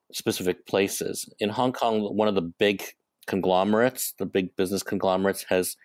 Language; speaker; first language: English; non-native, local second language; Cantonese